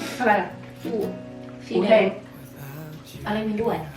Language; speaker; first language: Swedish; early bilingual, other home language; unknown